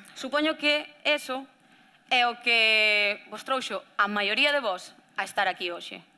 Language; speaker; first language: Galician; native; Galician